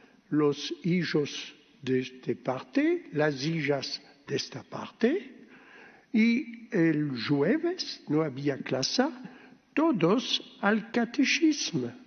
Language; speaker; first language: Spanish; early bilingual, heritage; Ladino